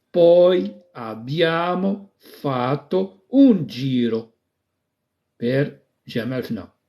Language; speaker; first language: Italian; non-native, fluent; Arabic